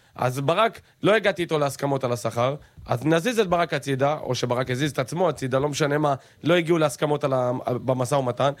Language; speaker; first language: Hebrew; native; Hebrew